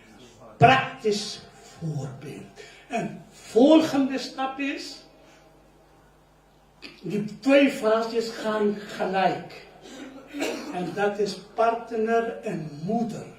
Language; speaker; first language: Dutch; non-native, learner; Urdu